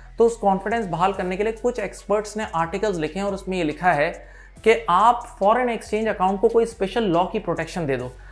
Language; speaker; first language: Urdu; native; Urdu